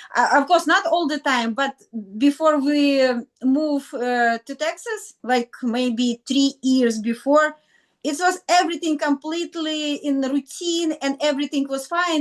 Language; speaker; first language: English; non-native, learner; Russian